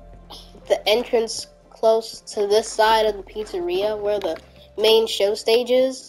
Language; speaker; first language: English; native; English